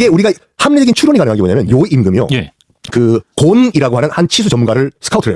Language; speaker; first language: Korean; native; Korean